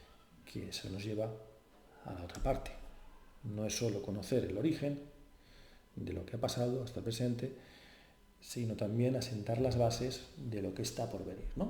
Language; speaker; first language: Spanish; native; Spanish